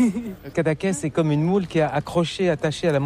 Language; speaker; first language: French; native; French